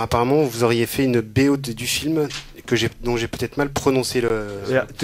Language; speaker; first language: French; native; French